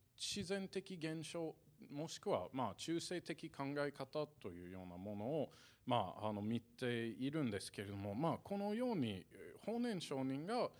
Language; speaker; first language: Japanese; non-native, fluent; English